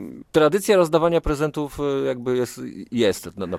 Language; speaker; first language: Polish; native; Polish